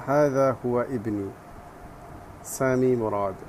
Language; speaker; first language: Arabic; non-native, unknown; Urdu